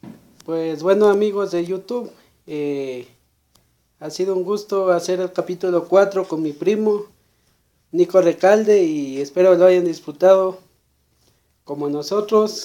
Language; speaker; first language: Spanish; native; Spanish